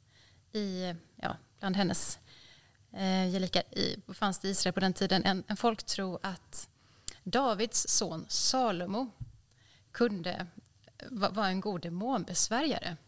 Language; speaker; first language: Swedish; native; Swedish